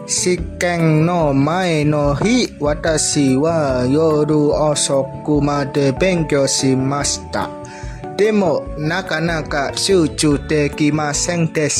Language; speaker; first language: Japanese; non-native, learner; Indonesian